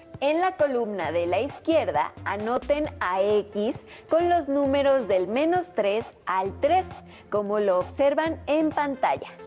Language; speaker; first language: Spanish; native; Spanish